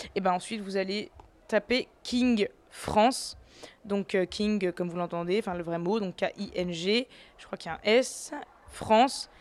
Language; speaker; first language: French; native; French